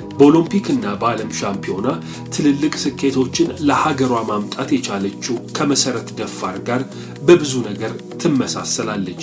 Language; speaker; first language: Amharic; native; Amharic